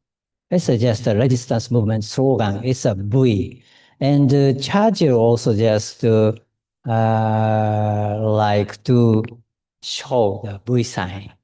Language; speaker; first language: English; non-native, learner; Japanese